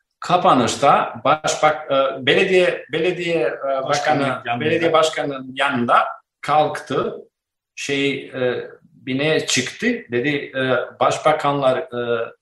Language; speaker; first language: Turkish; non-native, learner; Albanian